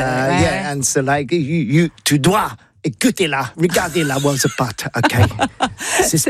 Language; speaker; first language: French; non-native, learner; English